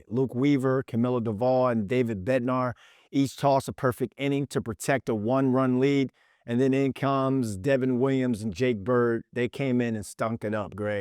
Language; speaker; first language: English; native; English